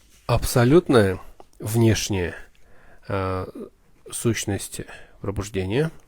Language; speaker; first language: Russian; native; Russian